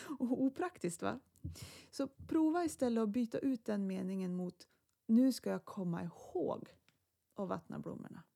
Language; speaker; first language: Swedish; native; Swedish